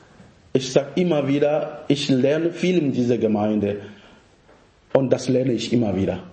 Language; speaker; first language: German; non-native, fluent; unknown